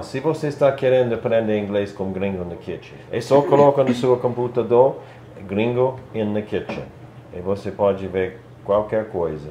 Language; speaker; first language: Portuguese; non-native, learner; English